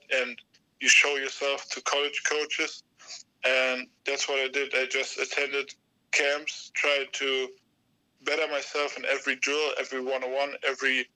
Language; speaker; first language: English; non-native, fluent; German